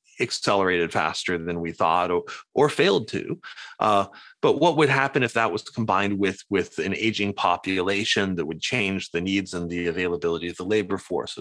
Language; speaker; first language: English; native; English